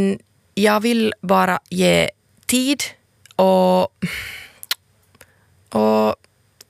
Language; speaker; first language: Swedish; non-native, local second language; Finnish